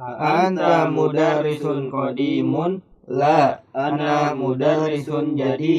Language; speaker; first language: Arabic; non-native, learner; Indonesian